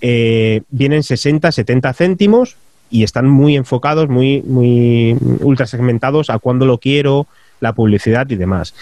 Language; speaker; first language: Spanish; native; Spanish